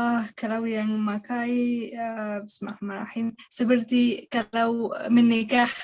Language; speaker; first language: Indonesian; non-native, learner; Arabic